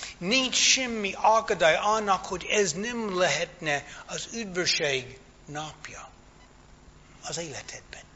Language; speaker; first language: Hungarian; non-native, fluent; English